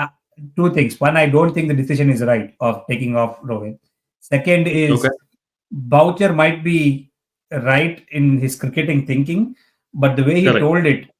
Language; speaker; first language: English; non-native, local second language; Hindi